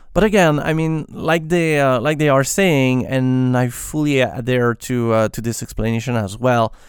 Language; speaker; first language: English; non-native, fluent; French